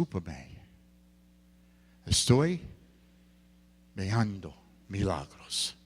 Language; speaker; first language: Spanish; non-native, fluent; English